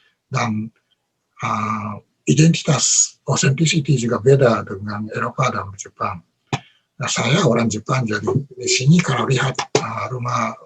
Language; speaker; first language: Indonesian; non-native, learner; Japanese